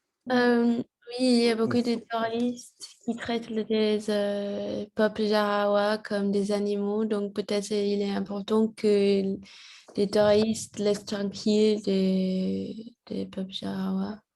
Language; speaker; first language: French; non-native, learner; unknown